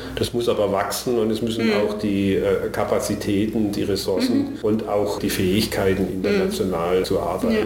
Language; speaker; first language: German; native; German